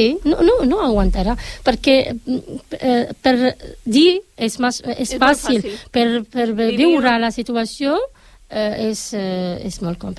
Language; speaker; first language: Catalan; non-native, learner; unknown